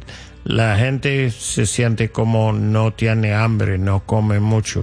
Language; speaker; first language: Spanish; non-native, learner; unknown